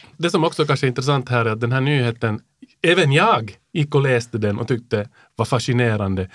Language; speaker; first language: Swedish; native; Swedish